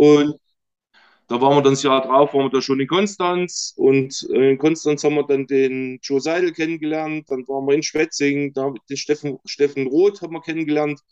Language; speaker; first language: German; native; German